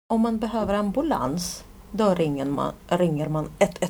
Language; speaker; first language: Swedish; non-native, fluent; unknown